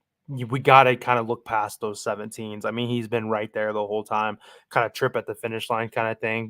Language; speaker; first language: English; native; English